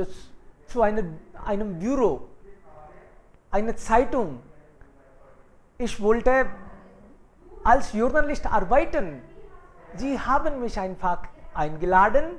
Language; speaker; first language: German; non-native, fluent; Hindi